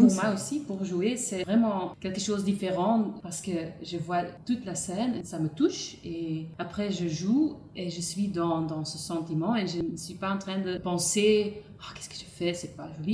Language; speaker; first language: French; non-native, local second language; Dutch